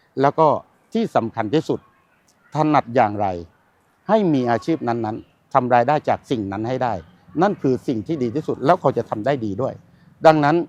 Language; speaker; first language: Thai; native; Thai